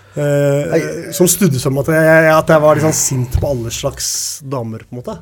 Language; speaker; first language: Norwegian; native; Norwegian